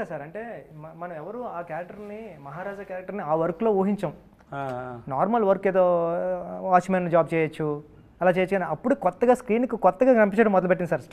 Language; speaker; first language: Telugu; native; Telugu